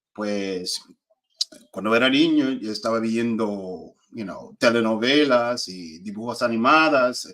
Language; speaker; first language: Spanish; non-native, fluent; English